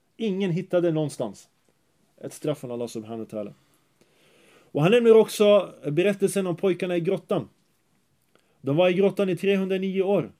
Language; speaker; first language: Swedish; early bilingual, other home language; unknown